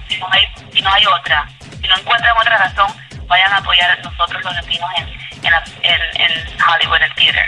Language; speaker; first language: Spanish; early bilingual, heritage; Spanish